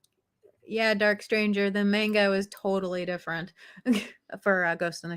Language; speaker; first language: English; native; English